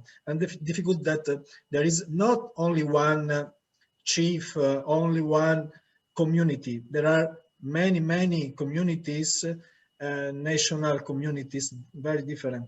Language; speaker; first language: English; non-native, learner; Italian